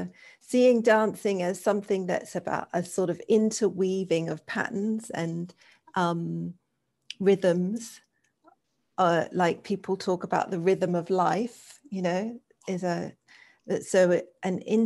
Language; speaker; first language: English; native; English